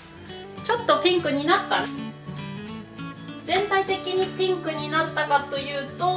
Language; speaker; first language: Japanese; non-native, fluent; German